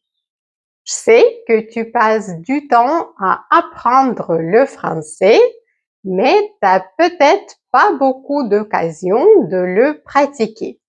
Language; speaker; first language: French; native; French